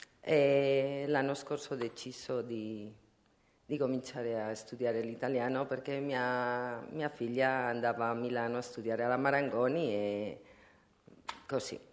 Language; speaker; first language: Italian; non-native, learner; Spanish